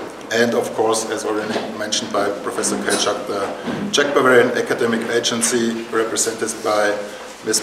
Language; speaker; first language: English; non-native, fluent; German